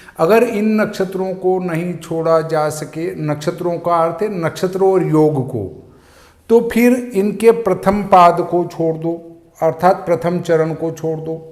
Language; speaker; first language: Hindi; native; Hindi